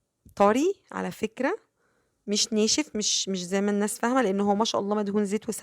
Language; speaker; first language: Arabic; native; Arabic